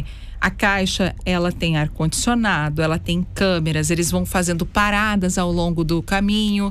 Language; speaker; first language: Portuguese; native; Portuguese